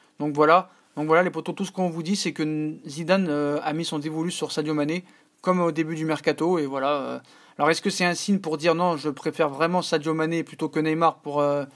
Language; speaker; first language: French; native; French